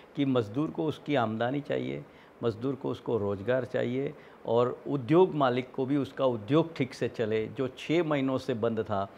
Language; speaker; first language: Hindi; non-native, local second language; Gujarati